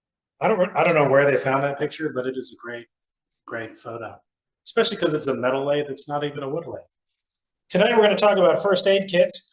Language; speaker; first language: English; native; English